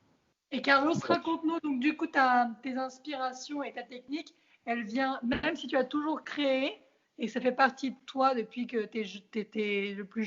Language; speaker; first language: French; native; French